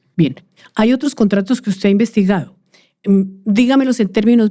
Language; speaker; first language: Spanish; native; Spanish